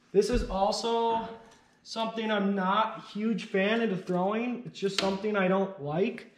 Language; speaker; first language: English; native; English